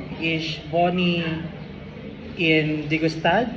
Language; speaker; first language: German; non-native, learner; Cebuano